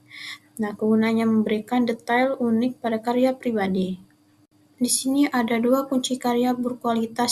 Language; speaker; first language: Indonesian; native; Indonesian